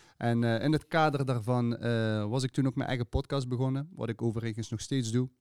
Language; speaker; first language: Dutch; early bilingual, other home language; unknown